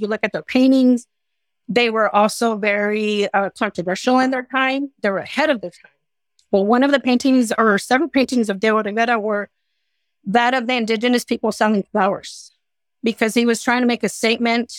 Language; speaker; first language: English; early bilingual, other home language; Spanish